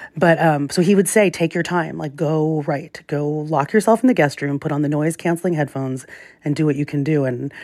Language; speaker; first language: English; native; English